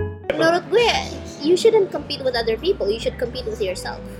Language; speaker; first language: English; early bilingual, heritage; English